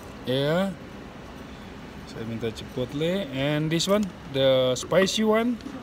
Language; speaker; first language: English; non-native, learner; Indonesian